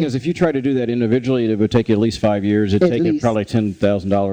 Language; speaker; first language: English; native; English